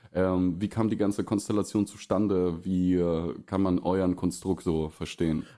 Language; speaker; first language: German; early bilingual, other home language; Russian